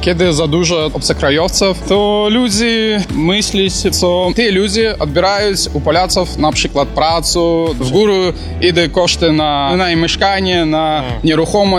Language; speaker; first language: Polish; non-native, learner; Belarusian